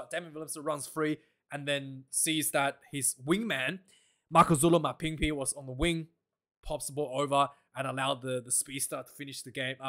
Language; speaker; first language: English; non-native, local second language; Afrikaans